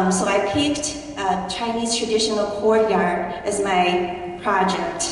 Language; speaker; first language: English; early bilingual, other home language; Chinese